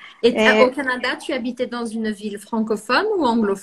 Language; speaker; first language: French; non-native, fluent; Portuguese